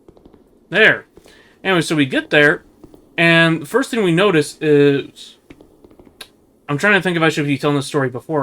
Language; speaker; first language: English; native; English